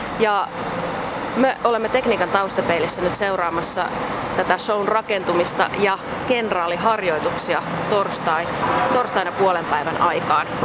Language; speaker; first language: Finnish; native; Finnish